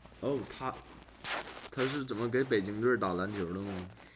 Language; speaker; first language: Chinese; native; Chinese